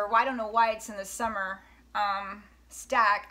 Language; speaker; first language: English; native; English